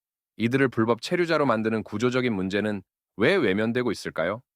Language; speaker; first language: Korean; native; Korean